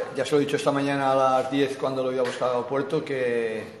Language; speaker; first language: Spanish; non-native, local second language; Catalan